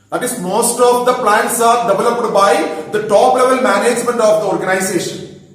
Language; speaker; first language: English; non-native, local second language; Malayalam